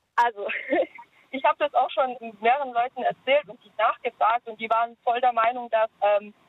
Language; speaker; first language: German; native; German